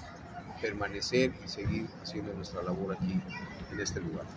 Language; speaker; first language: Spanish; native; Spanish